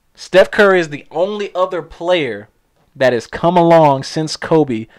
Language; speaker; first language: English; native; English